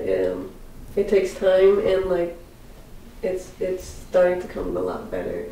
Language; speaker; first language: English; native; English